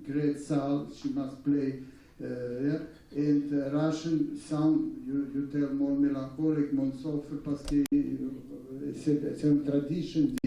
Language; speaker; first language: English; non-native, learner; Russian